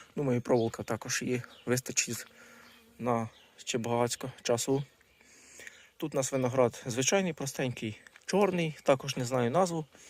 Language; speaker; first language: Ukrainian; non-native, local second language; Russian